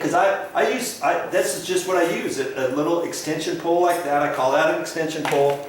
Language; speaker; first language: English; native; English